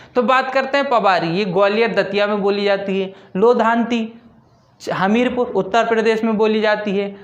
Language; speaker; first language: Hindi; native; Hindi